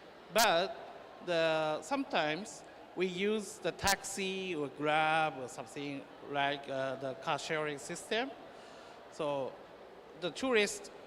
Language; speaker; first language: English; non-native, learner; Japanese